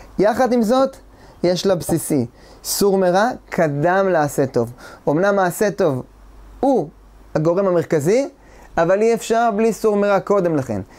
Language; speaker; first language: Hebrew; native; Hebrew